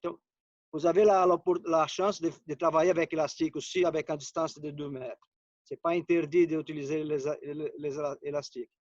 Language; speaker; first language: French; non-native, fluent; Portuguese